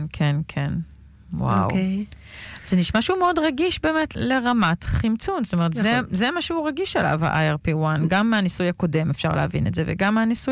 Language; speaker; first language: Hebrew; native; Hebrew